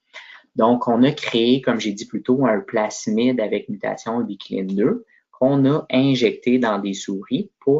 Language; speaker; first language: French; native; French